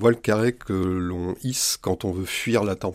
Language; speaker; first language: French; native; French